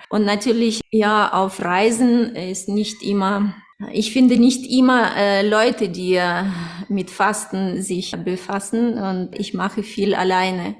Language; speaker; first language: German; non-native, fluent; Russian